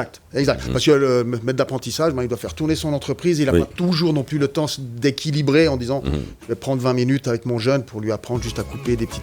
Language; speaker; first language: French; native; French